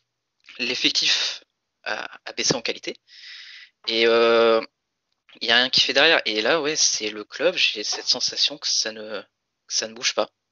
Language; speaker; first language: French; native; French